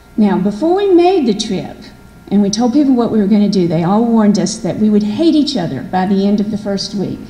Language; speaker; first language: English; native; English